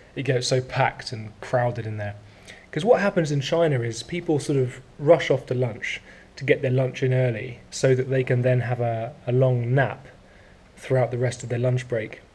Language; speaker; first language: English; native; English